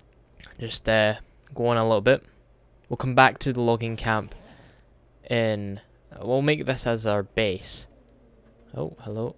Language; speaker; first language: English; native; English